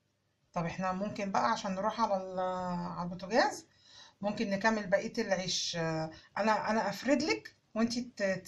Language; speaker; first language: Arabic; native; Arabic